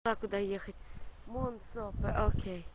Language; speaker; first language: Russian; native; Russian